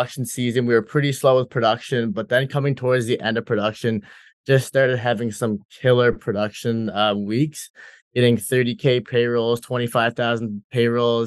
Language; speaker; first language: English; native; English